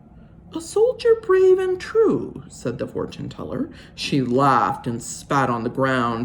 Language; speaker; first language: English; native; English